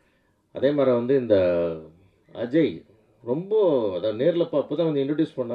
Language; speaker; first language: Tamil; native; Tamil